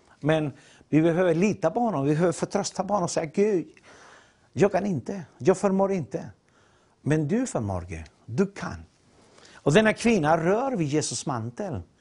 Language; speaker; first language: Swedish; non-native, fluent; Spanish